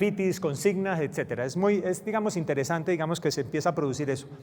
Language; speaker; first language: Spanish; native; Spanish